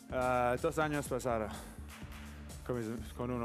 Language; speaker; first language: Spanish; non-native, learner; English